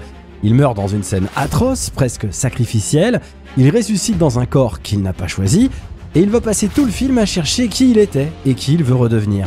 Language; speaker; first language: French; native; French